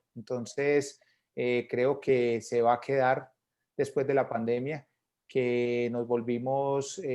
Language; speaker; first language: Spanish; native; Spanish